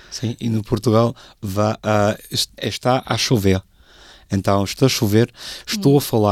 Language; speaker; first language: Portuguese; non-native, fluent; English